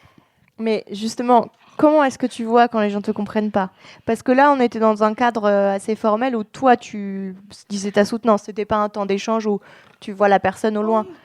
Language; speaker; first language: French; native; French